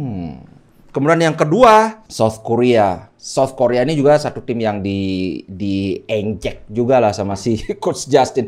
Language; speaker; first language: Indonesian; native; Indonesian